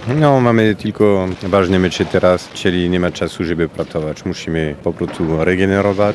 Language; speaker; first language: Polish; non-native, fluent; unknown